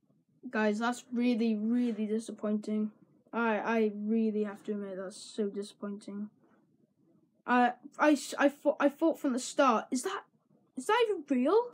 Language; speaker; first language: English; native; English